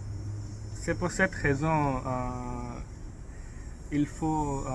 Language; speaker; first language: French; non-native, learner; English